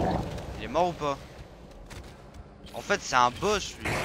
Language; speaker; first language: French; native; French